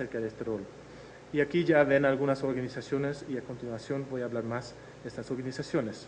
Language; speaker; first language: Spanish; non-native, fluent; Dutch